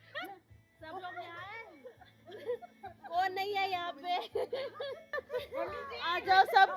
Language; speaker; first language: Hindi; non-native, local second language; Rongmei Naga